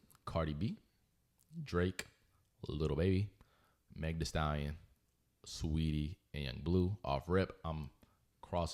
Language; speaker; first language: English; native; English